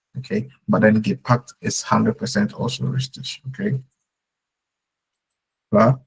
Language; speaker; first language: German; non-native, fluent; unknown